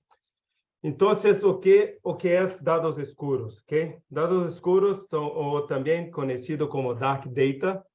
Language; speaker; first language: Spanish; non-native, learner; Portuguese